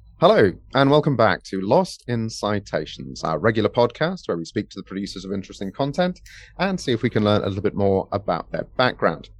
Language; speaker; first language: English; native; English